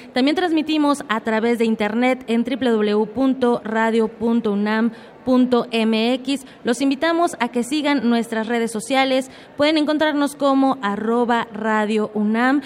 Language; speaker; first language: Spanish; native; Spanish